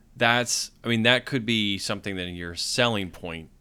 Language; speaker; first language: English; native; English